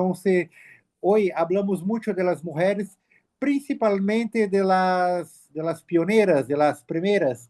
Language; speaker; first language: Spanish; non-native, learner; Portuguese